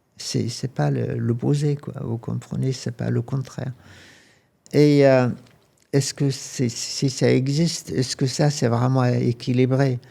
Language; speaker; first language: French; non-native, fluent; Arabic